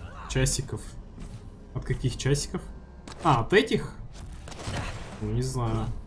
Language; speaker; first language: Russian; native; Russian